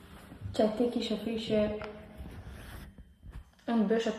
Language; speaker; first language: Albanian; early bilingual, heritage; Albanian